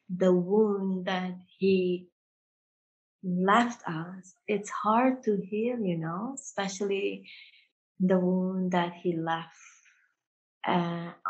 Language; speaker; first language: English; early bilingual, heritage; Indonesian